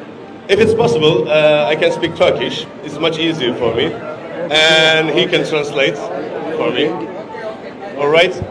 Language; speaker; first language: English; non-native, learner; Turkish